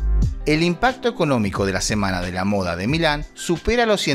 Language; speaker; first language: Spanish; native; Spanish